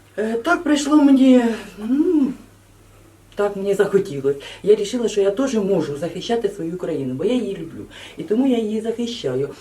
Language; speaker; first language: Ukrainian; native; Ukrainian